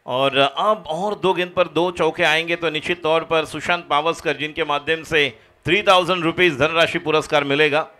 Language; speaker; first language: Hindi; non-native, local second language; Marathi